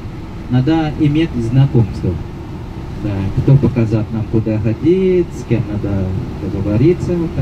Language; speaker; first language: Russian; non-native, learner; Indonesian